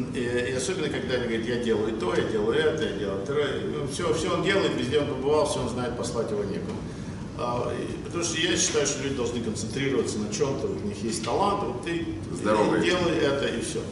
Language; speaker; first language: Russian; early bilingual, other home language; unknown